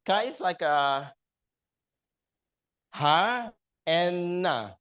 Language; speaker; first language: English; non-native, learner; Indonesian